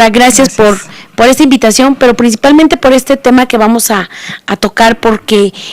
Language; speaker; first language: Spanish; native; Spanish